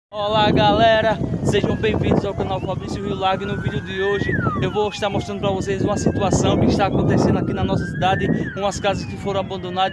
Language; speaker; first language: Portuguese; native; Portuguese